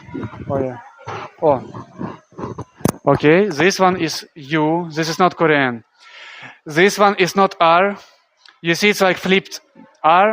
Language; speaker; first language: English; non-native, fluent; Russian